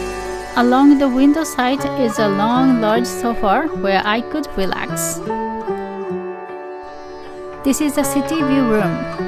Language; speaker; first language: English; non-native, learner; Japanese